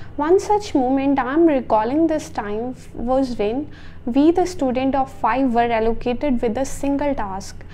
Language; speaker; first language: English; non-native, local second language; Punjabi